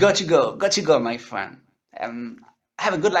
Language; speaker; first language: English; non-native, learner; French